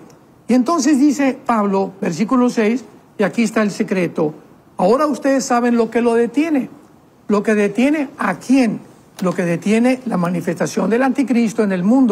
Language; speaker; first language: Spanish; native; Spanish